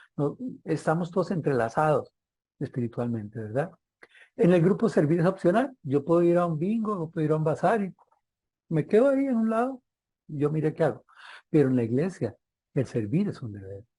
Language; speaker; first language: Spanish; native; Spanish